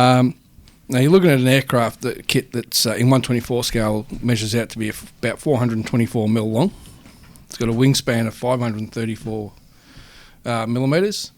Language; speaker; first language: English; native; English